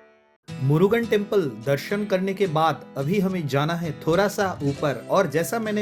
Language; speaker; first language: Hindi; non-native, local second language; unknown